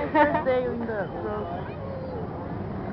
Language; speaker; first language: English; non-native, learner; Portuguese